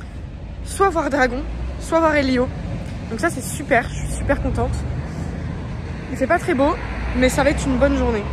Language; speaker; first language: French; native; French